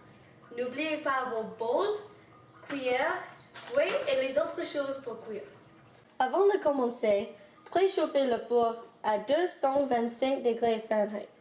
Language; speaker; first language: French; non-native, learner; English